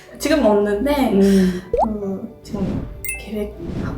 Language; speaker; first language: Korean; non-native, learner; Japanese